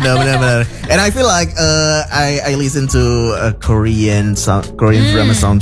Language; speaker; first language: English; non-native, local second language; Indonesian